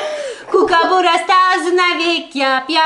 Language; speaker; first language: Italian; early bilingual, other home language; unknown